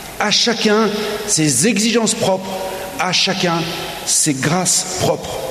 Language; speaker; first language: French; native; French